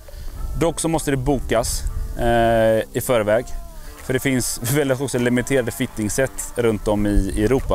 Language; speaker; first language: Swedish; native; Swedish